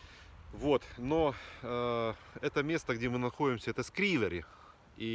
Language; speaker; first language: Russian; native; Russian